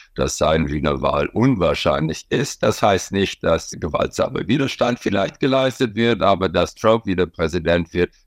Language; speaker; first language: German; non-native, fluent; English